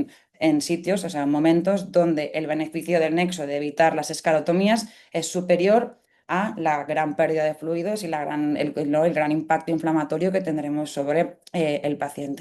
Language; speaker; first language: Spanish; native; Spanish